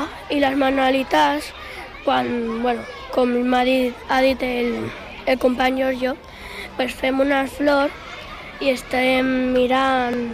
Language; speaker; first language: Catalan; non-native, local second language; Spanish